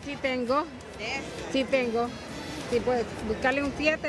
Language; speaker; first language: Spanish; native; Spanish